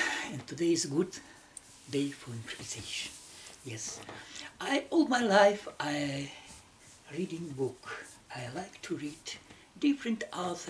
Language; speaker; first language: English; non-native, learner; Russian